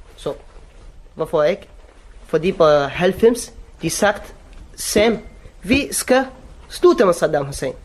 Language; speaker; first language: Danish; non-native, learner; Arabic